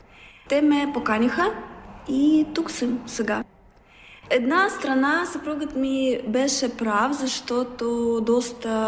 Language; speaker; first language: Bulgarian; non-native, learner; Russian